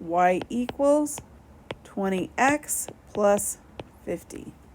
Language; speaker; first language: English; native; English